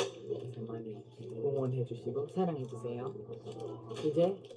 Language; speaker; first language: Korean; non-native, fluent; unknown